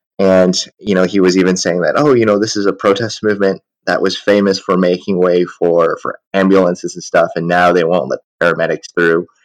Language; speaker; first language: English; early bilingual, other home language; Chinese